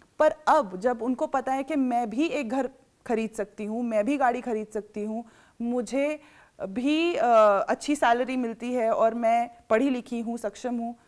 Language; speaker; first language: Hindi; native; Hindi